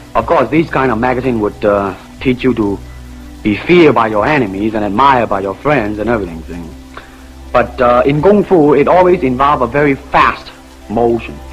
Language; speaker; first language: English; non-native, local second language; Cantonese